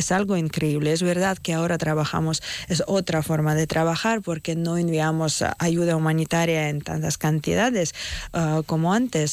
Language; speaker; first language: Spanish; non-native, fluent; Ukrainian